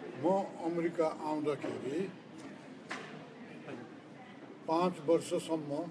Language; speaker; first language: Nepali; non-native, local second language; Newari